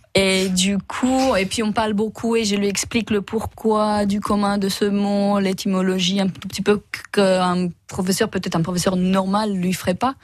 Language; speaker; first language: French; non-native, fluent; Romanian